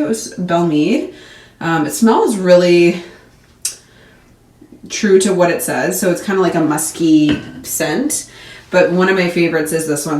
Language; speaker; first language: English; native; English